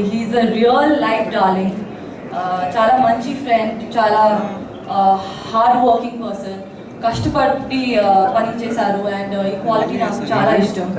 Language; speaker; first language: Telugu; non-native, learner; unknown